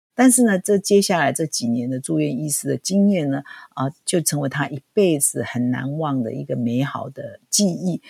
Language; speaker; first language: Chinese; native; Chinese